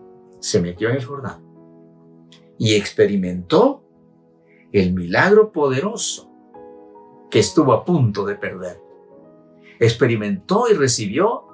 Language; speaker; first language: Spanish; native; Spanish